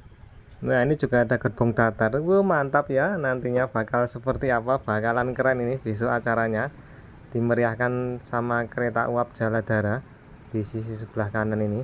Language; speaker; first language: Indonesian; native; Indonesian